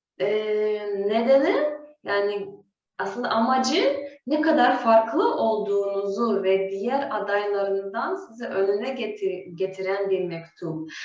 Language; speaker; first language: Turkish; non-native, fluent; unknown